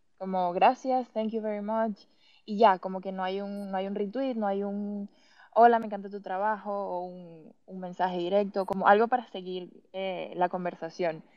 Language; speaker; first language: Spanish; native; Spanish